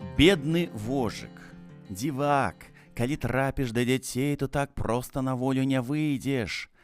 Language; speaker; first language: Belarusian; native; Belarusian